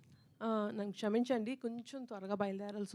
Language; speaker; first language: Telugu; native; Telugu